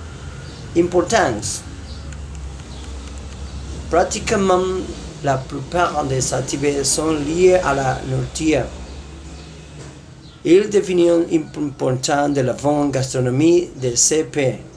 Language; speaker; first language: French; non-native, learner; Spanish